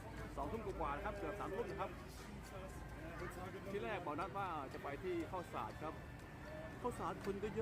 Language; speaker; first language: Thai; native; Thai